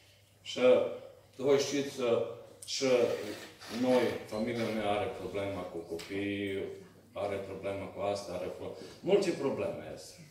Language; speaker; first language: Romanian; non-native, learner; Serbian